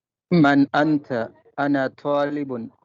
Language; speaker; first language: Arabic; non-native, learner; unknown